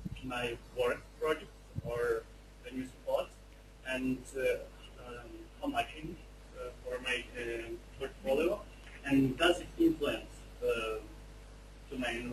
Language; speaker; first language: English; non-native, learner; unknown